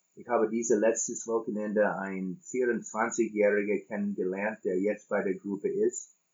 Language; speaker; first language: German; non-native, fluent; English